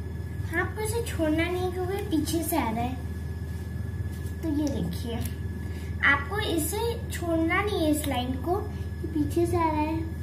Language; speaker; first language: Hindi; native; Hindi